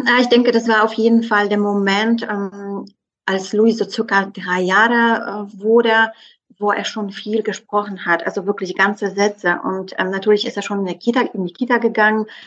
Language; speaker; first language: German; non-native, fluent; Polish